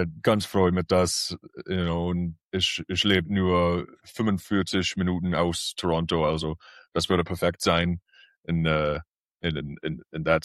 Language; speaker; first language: German; early bilingual, heritage; English